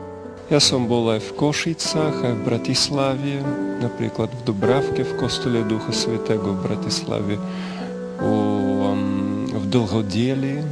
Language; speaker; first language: Slovak; non-native, learner; Russian